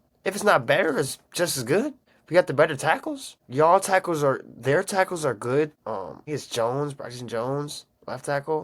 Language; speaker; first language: English; native; English